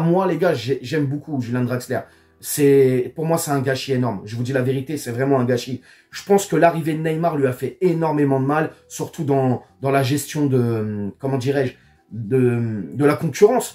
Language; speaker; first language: French; native; French